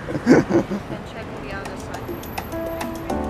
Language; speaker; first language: English; non-native, fluent; Chinese